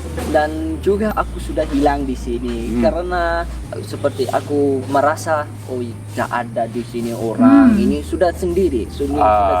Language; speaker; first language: Indonesian; non-native, learner; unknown